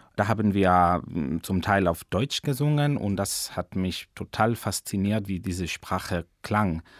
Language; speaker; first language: German; non-native, fluent; Spanish